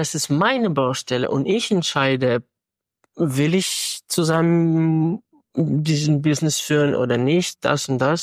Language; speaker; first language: German; non-native, fluent; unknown